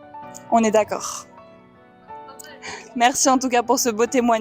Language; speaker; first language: French; native; French